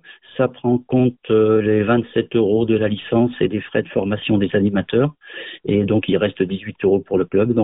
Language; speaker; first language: French; native; French